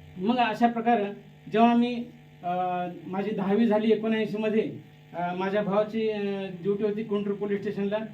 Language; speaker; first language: Marathi; native; Marathi